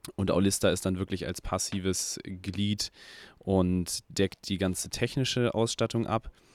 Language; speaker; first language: German; native; German